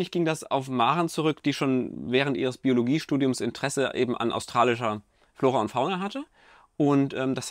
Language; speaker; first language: German; native; German